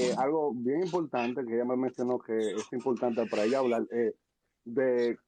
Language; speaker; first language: Spanish; early bilingual, heritage; Spanish